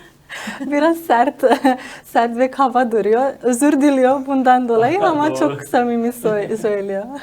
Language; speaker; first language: Turkish; non-native, fluent; Slovenian